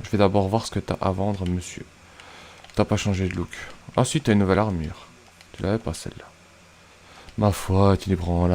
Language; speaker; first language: French; native; French